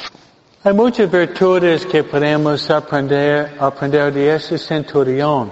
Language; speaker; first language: Spanish; non-native, fluent; English